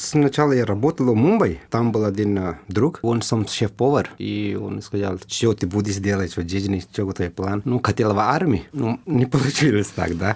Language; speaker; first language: Russian; non-native, learner; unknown